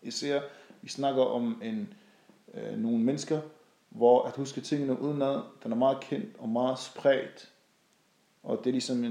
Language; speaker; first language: Danish; non-native, fluent; Arabic